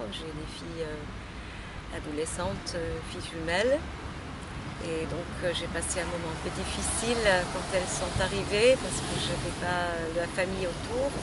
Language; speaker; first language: French; non-native, fluent; English